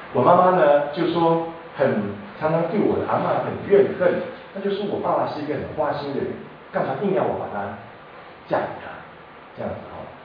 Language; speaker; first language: Chinese; non-native, local second language; Min Nan Chinese